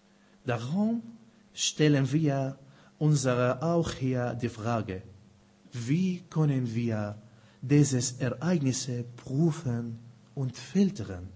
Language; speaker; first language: German; non-native, fluent; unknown